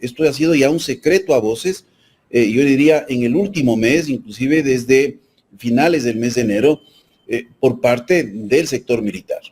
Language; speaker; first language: Spanish; native; Spanish